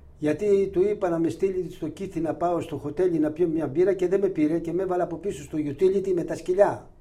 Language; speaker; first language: Greek; non-native, local second language; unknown